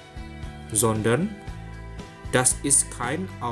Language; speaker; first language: German; non-native, fluent; Indonesian